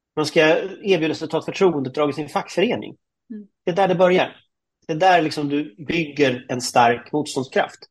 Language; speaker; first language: Swedish; native; Swedish